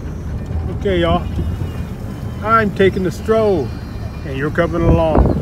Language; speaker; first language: English; native; English